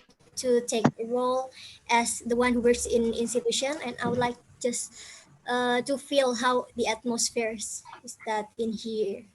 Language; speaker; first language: English; non-native, fluent; Indonesian